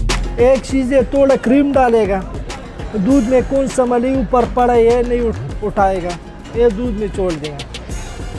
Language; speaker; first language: Hindi; non-native, learner; Pashto